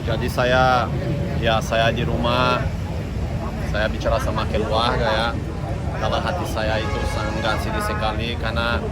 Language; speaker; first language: Indonesian; non-native, fluent; Portuguese